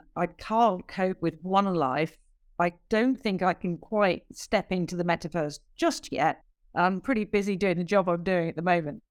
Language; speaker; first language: English; native; English